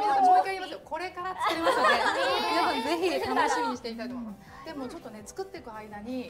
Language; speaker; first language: Japanese; native; Japanese